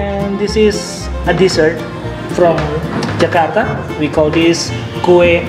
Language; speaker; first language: English; non-native, learner; Indonesian